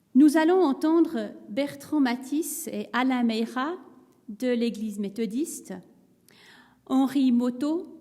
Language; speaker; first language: French; native; French